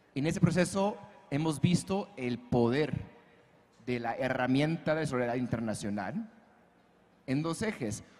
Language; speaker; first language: Spanish; non-native, fluent; English